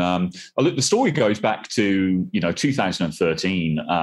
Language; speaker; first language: English; native; English